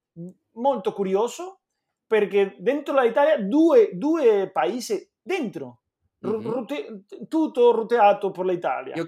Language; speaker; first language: Italian; non-native, learner; Spanish